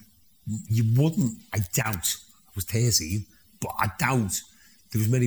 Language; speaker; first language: English; native; English